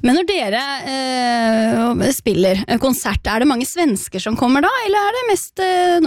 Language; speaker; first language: Norwegian; native; Norwegian